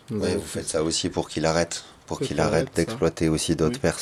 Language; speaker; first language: French; native; French